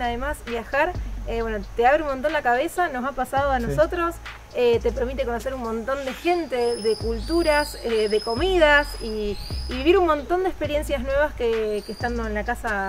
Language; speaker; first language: Spanish; native; Spanish